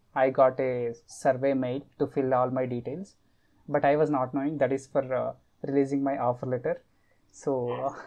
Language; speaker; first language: English; non-native, local second language; Kannada